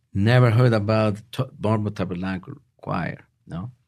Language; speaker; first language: English; non-native, learner; Italian